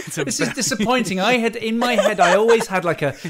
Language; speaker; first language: English; native; English